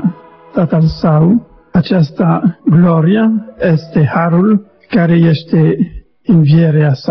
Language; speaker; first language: Romanian; non-native, learner; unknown